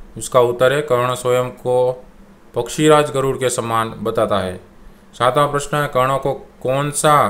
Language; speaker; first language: Hindi; non-native, local second language; Gujarati